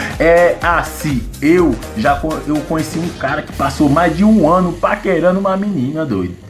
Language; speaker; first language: Portuguese; non-native, fluent; Haitian Creole